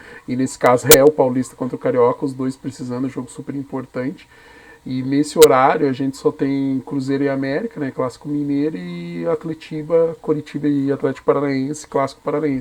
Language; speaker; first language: Portuguese; native; Portuguese